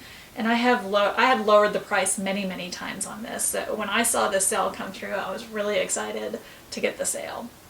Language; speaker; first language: English; native; English